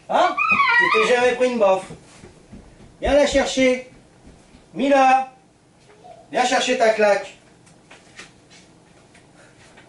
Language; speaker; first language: French; native; French